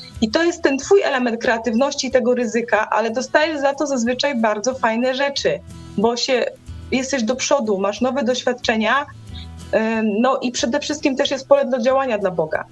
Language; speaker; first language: Polish; native; Polish